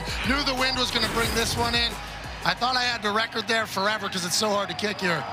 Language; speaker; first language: English; native; English